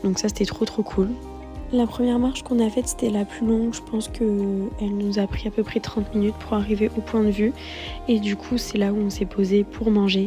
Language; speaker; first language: French; native; French